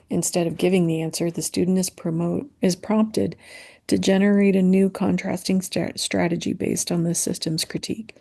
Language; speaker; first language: English; native; English